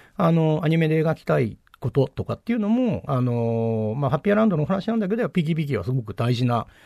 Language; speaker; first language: Japanese; native; Japanese